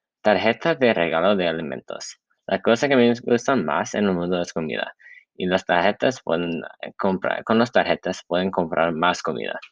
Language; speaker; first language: Spanish; non-native, learner; English